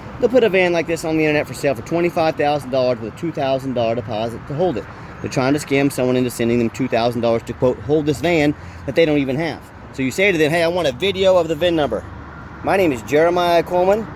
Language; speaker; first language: English; native; English